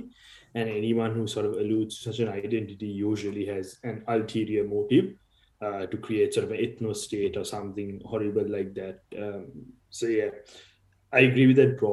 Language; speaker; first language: English; non-native, local second language; Sinhala